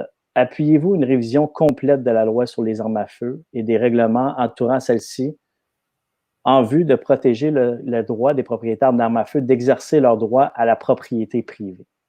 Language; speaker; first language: French; native; French